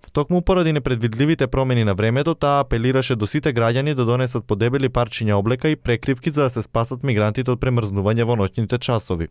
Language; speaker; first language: Macedonian; native; Macedonian